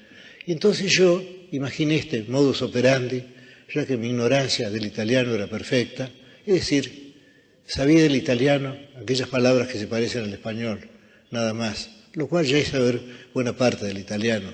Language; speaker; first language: Spanish; native; Spanish